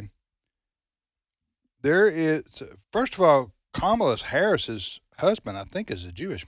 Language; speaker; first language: English; native; English